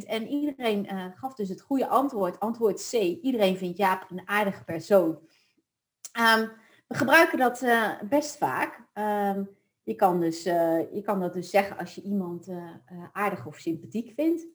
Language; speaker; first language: Dutch; native; Dutch